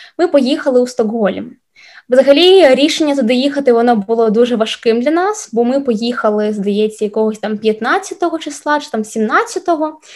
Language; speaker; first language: Ukrainian; non-native, local second language; Russian